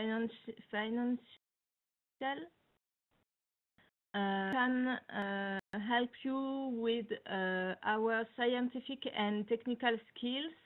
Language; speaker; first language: English; non-native, learner; French